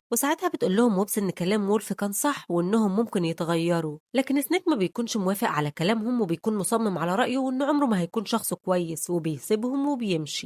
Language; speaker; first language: Arabic; native; Arabic